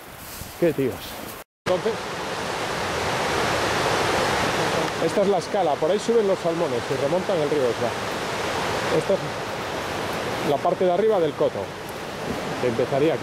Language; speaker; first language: Spanish; native; Spanish